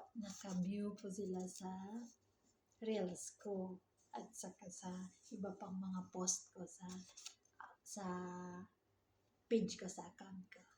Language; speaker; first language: Filipino; non-native, local second language; Waray